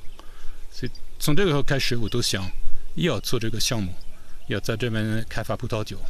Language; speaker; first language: Chinese; non-native, fluent; French